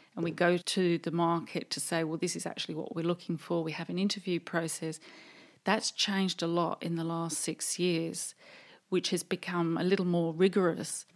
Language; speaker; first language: English; native; English